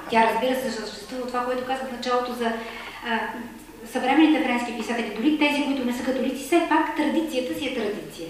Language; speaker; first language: Bulgarian; native; Bulgarian